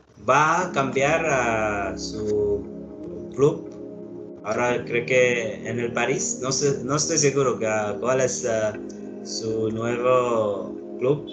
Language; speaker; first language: Spanish; non-native, learner; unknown